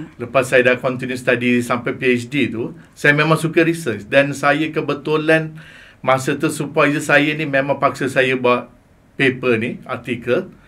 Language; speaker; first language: Malay; non-native, local second language; Tamil